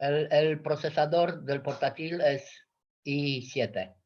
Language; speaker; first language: Spanish; non-native, fluent; Romanian